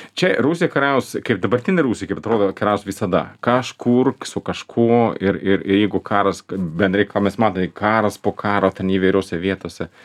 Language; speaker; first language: Lithuanian; non-native, fluent; Swedish